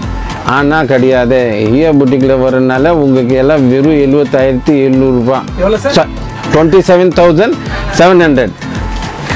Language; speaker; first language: Tamil; non-native, local second language; Hindi